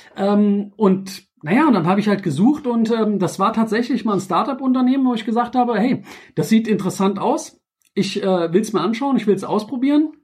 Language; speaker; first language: German; native; German